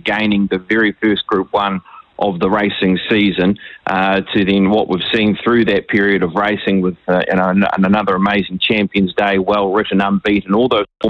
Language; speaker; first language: English; native; English